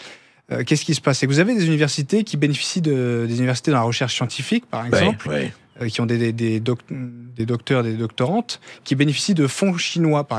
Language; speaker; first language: French; native; French